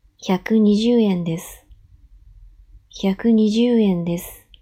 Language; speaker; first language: Japanese; non-native, fluent; Chinese